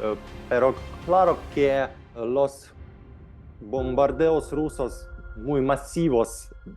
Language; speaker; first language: Spanish; non-native, fluent; Ukrainian